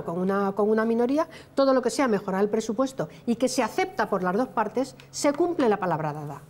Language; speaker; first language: Spanish; native; Spanish